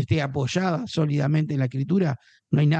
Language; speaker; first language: Spanish; native; Spanish